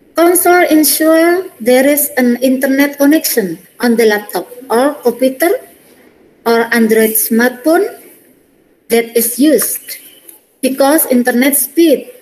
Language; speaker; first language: English; non-native, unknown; Indonesian